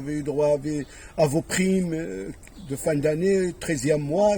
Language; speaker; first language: French; native; French